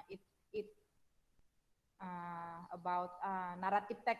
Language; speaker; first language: English; non-native, learner; Indonesian